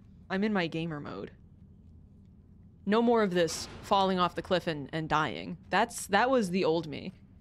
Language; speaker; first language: English; native; English